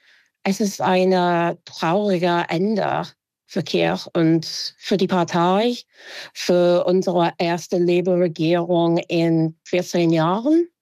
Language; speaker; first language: German; non-native, fluent; English